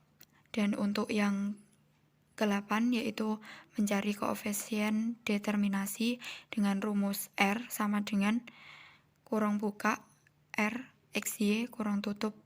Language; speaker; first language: Indonesian; native; Indonesian